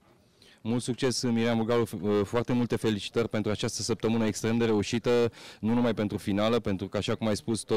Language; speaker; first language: Romanian; native; Romanian